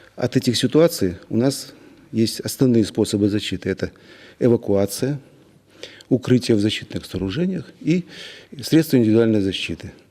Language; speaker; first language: Russian; native; Russian